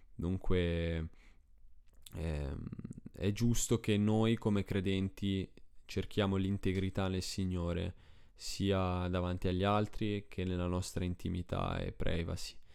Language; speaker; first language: Italian; early bilingual, other home language; Spanish